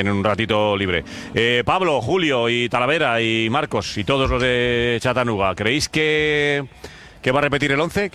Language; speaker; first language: Spanish; native; Spanish